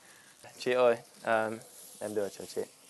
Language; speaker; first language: Vietnamese; non-native, learner; English